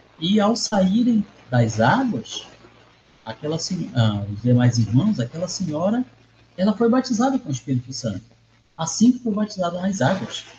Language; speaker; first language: Portuguese; native; Portuguese